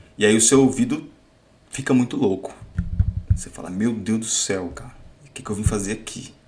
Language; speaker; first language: Portuguese; native; Portuguese